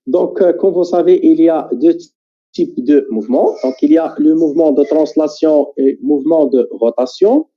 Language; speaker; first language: French; non-native, local second language; Arabic